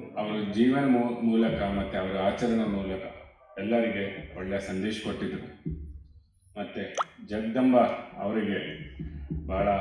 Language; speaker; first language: Kannada; non-native, local second language; Lambadi